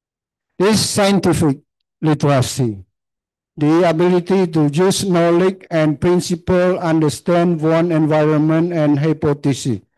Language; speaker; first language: English; non-native, learner; Khmer